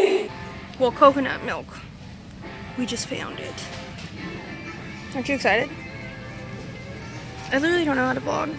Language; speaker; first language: English; native; English